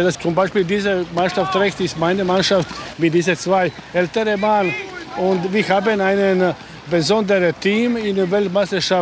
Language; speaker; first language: German; non-native, learner; Croatian